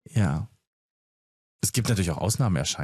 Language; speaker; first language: German; native; German